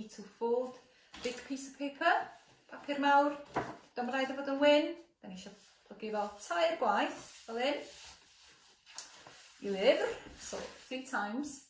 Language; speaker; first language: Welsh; native; Welsh